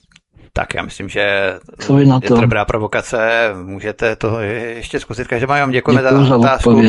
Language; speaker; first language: Czech; native; Czech